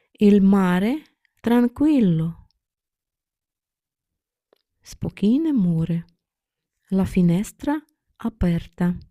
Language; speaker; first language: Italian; non-native, learner; Ukrainian